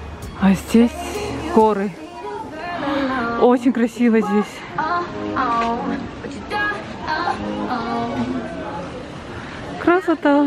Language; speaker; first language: Russian; non-native, local second language; Kazakh